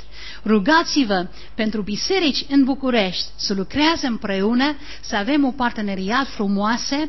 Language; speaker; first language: Romanian; non-native, learner; English